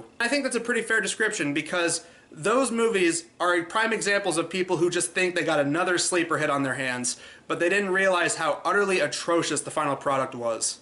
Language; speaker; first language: English; native; English